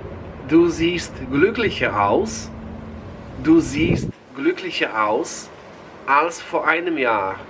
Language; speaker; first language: German; non-native, fluent; Polish